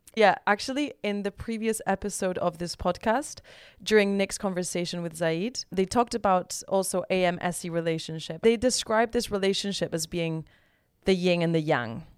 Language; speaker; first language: English; non-native, fluent; Spanish